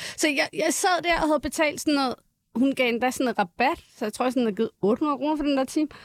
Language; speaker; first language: Danish; early bilingual, other home language; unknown